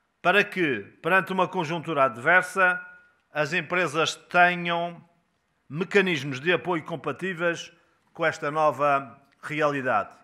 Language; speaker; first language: Portuguese; native; Portuguese